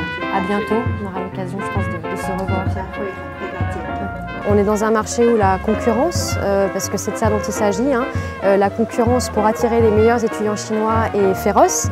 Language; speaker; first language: French; native; French